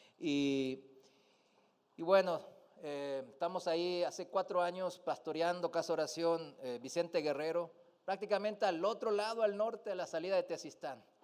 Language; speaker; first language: Spanish; non-native, fluent; Korean